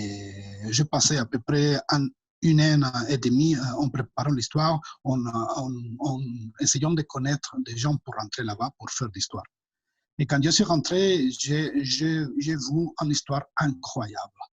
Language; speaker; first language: French; non-native, fluent; Spanish